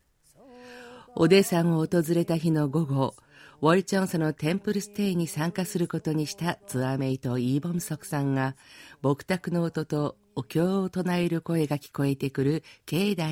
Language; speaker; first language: Japanese; native; Japanese